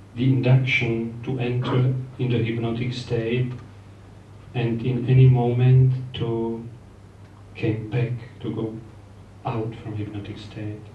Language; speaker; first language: English; non-native, fluent; Czech